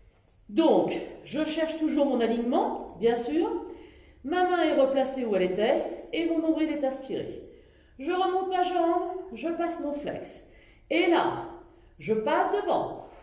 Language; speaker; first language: French; native; French